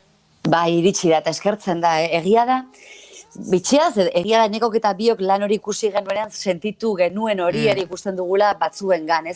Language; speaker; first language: Basque; native; Basque